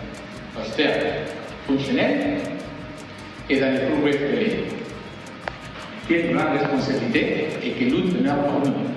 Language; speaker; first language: French; non-native, fluent; Spanish